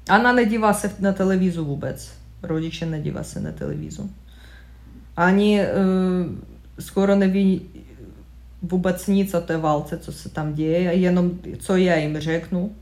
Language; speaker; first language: Czech; non-native, learner; Russian